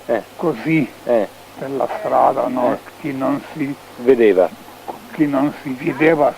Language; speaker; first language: Italian; non-native, learner; Slovenian